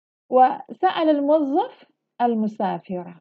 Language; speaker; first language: Arabic; non-native, fluent; Indonesian